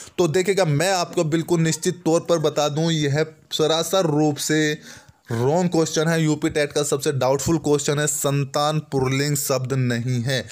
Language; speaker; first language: Hindi; native; Hindi